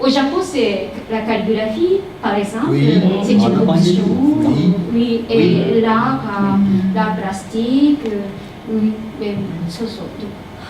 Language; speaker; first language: French; non-native, fluent; Japanese